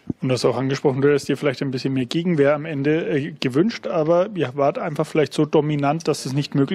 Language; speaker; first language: German; native; German